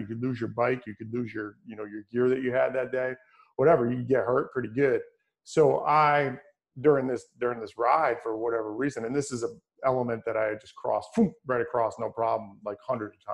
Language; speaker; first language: English; native; English